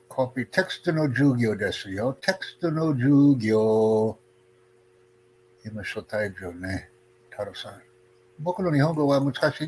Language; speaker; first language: Japanese; non-native, learner; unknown